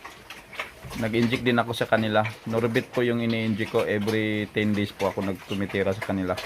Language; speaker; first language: Filipino; native; Filipino